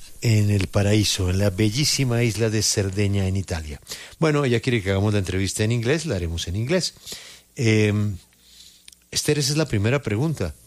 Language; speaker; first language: Spanish; native; Spanish